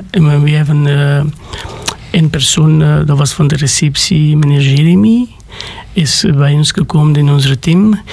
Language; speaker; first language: Dutch; non-native, learner; Romanian